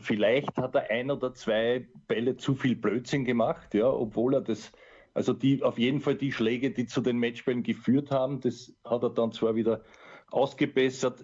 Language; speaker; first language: German; native; German